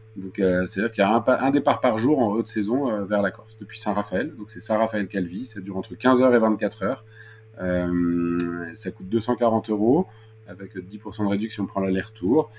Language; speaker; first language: French; native; French